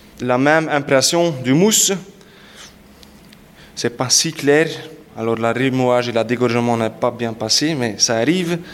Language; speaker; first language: French; non-native, local second language; Dutch